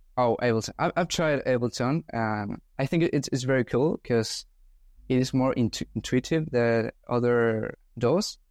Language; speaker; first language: English; non-native, fluent; Spanish